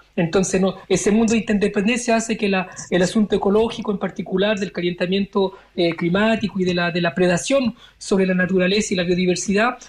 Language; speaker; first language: Spanish; early bilingual, other home language; French